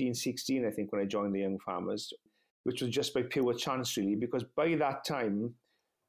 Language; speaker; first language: English; non-native, local second language; Welsh